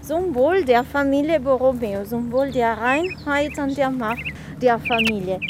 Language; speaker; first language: German; non-native, fluent; Italian